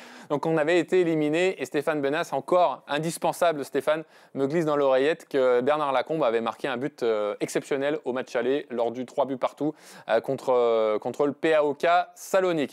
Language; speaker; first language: French; native; French